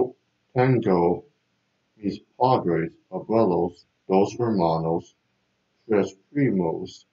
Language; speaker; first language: Spanish; non-native, learner; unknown